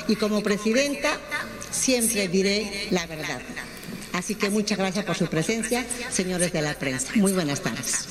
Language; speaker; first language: Spanish; native; Spanish